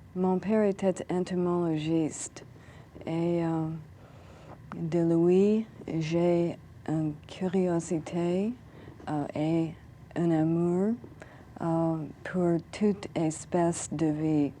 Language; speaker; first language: French; non-native, learner; English